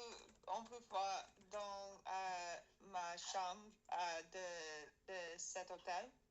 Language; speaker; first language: French; non-native, learner; English